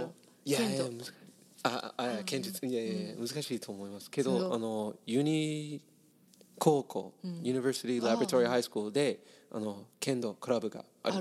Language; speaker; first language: Japanese; non-native, learner; English